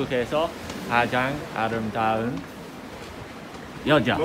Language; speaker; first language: Korean; non-native, learner; English